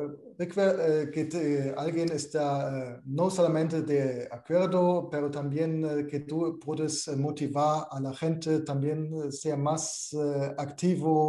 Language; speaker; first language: Spanish; non-native, fluent; German